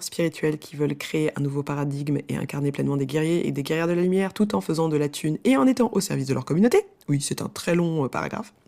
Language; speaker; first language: French; native; French